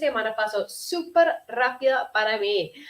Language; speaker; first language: Spanish; non-native, fluent; English